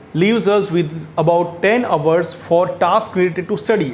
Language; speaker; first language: English; non-native, local second language; Gujarati